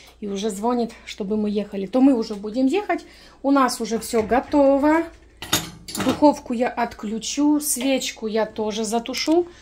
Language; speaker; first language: Russian; non-native, local second language; Ukrainian